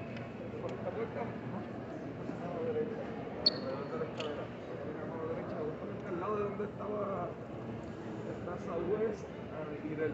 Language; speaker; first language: Spanish; native; Spanish